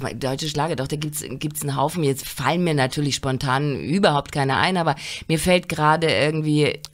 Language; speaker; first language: German; native; German